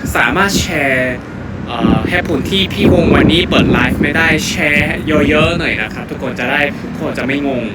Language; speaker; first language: Thai; non-native, fluent; Korean